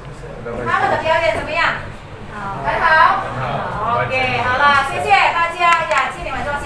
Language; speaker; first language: Chinese; non-native, fluent; Indonesian